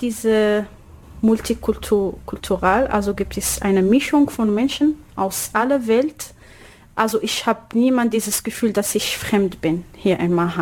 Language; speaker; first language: German; non-native, learner; Arabic